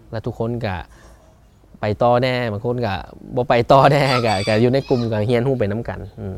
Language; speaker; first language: Lao; early bilingual, heritage; Lao